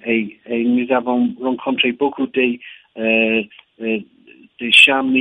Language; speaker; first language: French; non-native, learner; English